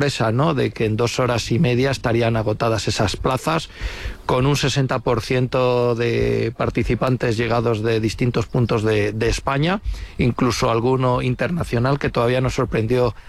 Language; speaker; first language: Spanish; native; Spanish